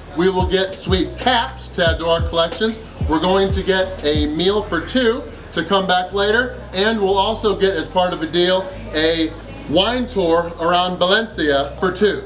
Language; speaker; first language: English; native; English